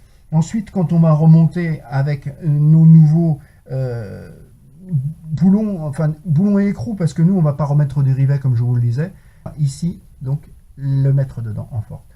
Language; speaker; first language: French; native; French